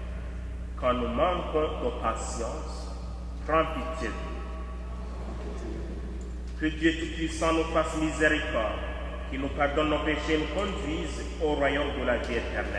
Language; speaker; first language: French; native; French